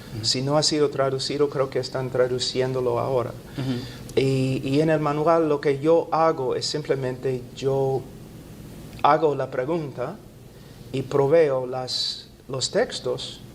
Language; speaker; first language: Spanish; non-native, fluent; English